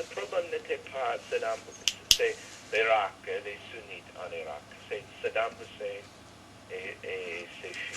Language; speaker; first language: French; non-native, learner; English